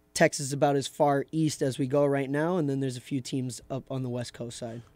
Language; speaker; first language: English; native; English